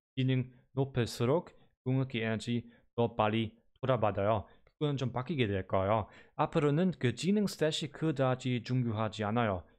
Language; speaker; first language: Korean; non-native, learner; German